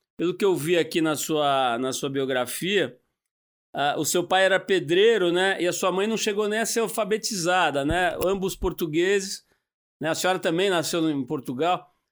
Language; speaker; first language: Portuguese; native; Portuguese